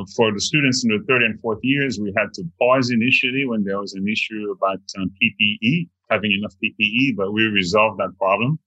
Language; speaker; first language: English; non-native, fluent; Haitian Creole